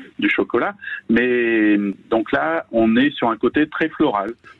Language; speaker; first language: French; native; French